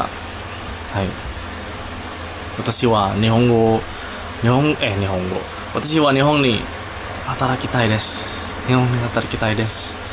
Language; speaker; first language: Japanese; non-native, learner; Indonesian